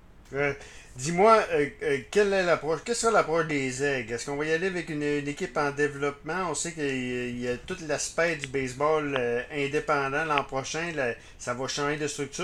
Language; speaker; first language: French; native; French